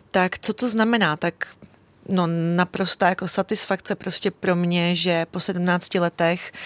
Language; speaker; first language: Czech; early bilingual, other home language; Russian